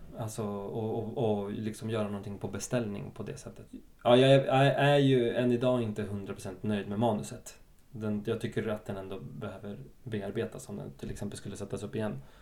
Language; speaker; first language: Swedish; early bilingual, other home language; Spanish